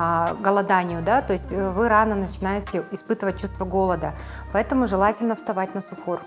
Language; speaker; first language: Russian; native; Russian